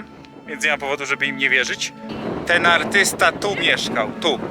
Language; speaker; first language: Polish; native; Polish